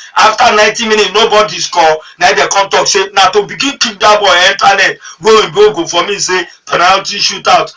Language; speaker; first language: Nigerian Pidgin; native; Nigerian Pidgin